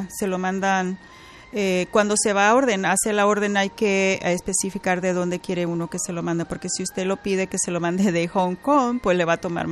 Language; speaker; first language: Spanish; native; Spanish